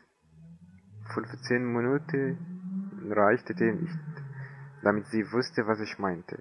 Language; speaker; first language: German; non-native, learner; Arabic